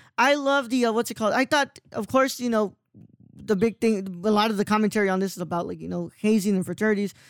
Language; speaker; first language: English; native; English